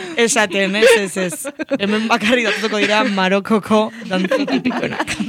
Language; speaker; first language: Basque; non-native, local second language; Spanish